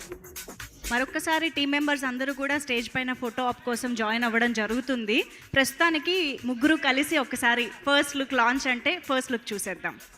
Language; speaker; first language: Telugu; native; Telugu